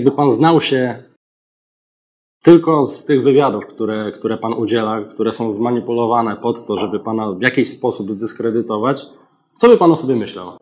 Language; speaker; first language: Polish; native; Polish